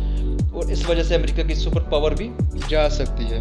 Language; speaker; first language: Hindi; non-native, local second language; Punjabi